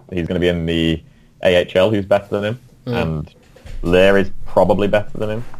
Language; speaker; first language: English; native; English